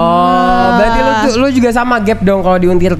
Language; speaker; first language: Indonesian; native; Indonesian